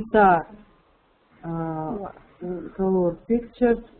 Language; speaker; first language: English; non-native, learner; Russian